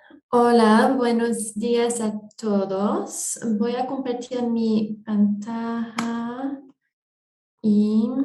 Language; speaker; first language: Spanish; non-native, fluent; French